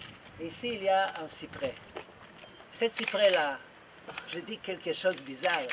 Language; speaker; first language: French; non-native, fluent; Hebrew